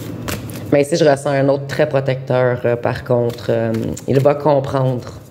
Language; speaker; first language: French; native; French